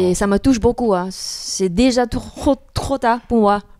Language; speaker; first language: French; non-native, fluent; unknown